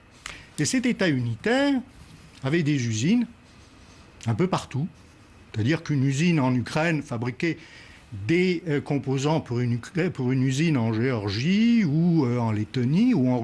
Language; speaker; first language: French; native; French